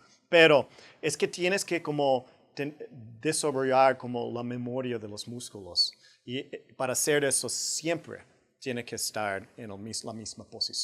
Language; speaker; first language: Spanish; non-native, fluent; English